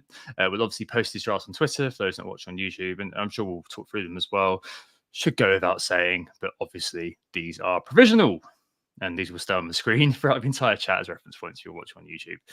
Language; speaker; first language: English; native; English